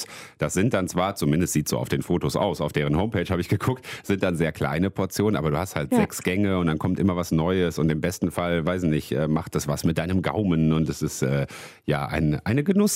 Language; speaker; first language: German; native; German